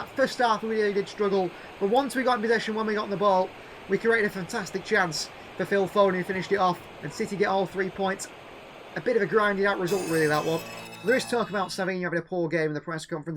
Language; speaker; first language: English; native; English